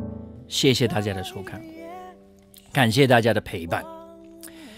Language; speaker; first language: Chinese; native; Chinese